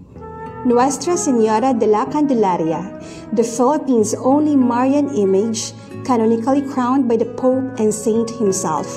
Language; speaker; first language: English; non-native, local second language; Filipino